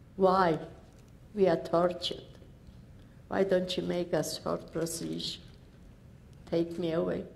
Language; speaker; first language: English; non-native, learner; Polish